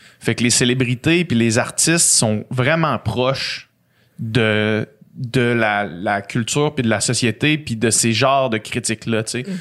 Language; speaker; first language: French; native; French